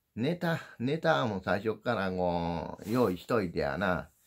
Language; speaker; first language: Japanese; native; Japanese